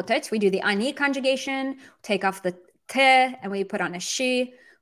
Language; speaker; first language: English; native; English